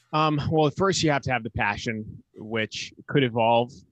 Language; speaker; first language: English; native; English